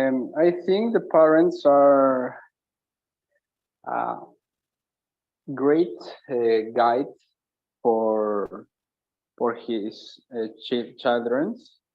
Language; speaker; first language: English; non-native, learner; Spanish